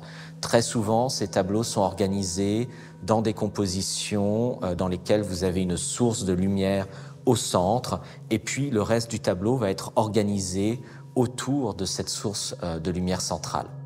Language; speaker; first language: French; native; French